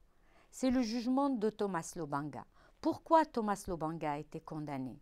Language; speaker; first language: French; non-native, local second language; Arabic